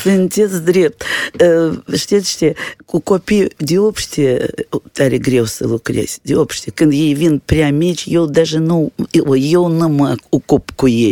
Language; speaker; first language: Romanian; non-native, local second language; Russian